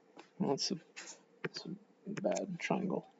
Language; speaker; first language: English; native; English